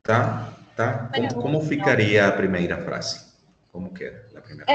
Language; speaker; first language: Portuguese; non-native, fluent; Spanish